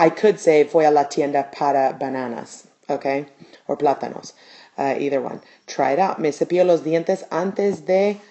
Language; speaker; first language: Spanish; non-native, fluent; English